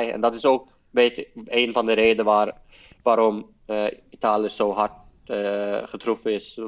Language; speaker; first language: Dutch; non-native, fluent; Norwegian